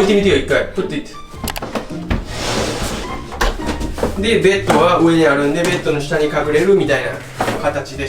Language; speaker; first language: Japanese; native; Japanese